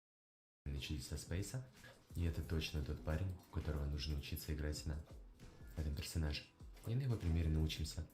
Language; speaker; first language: Russian; native; Russian